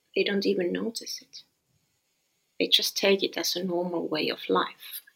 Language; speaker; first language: English; non-native, fluent; Finnish